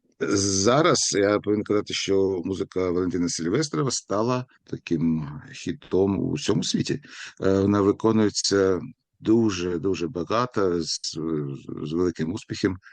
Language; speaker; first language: Ukrainian; non-native, local second language; Russian